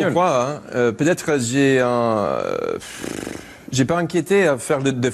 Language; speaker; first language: French; non-native, fluent; English